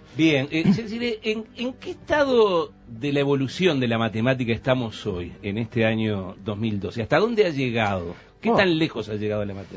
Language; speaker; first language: Spanish; native; Spanish